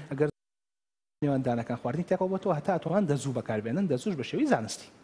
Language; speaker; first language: Central Kurdish; native; Central Kurdish